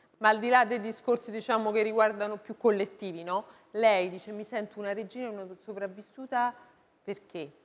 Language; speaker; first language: Italian; native; Italian